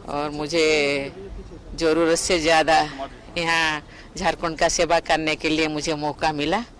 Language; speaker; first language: Hindi; non-native, local second language; Santali